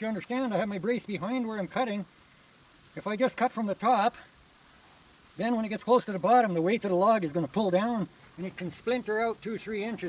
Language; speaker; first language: English; native; English